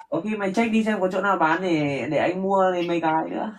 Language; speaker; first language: Vietnamese; native; Vietnamese